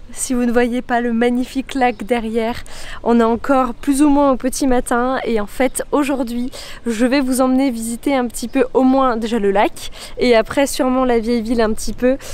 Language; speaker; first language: French; native; French